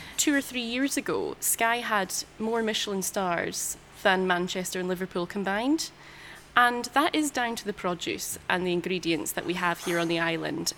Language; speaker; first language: English; native; English